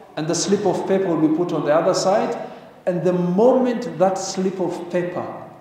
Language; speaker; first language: English; non-native, local second language; Swahili